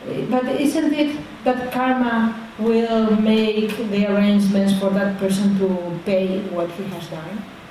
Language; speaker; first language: English; non-native, fluent; Spanish